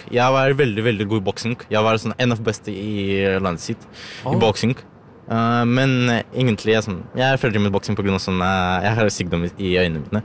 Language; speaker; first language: Norwegian; non-native, learner; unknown